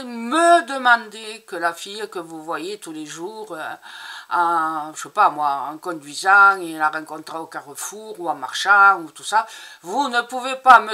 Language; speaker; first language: French; native; French